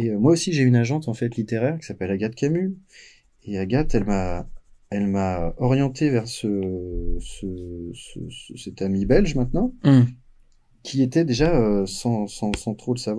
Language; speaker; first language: French; native; French